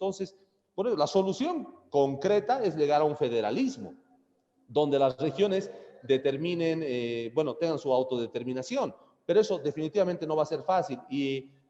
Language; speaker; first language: Spanish; native; Spanish